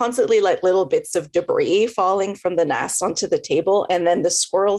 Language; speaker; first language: English; native; English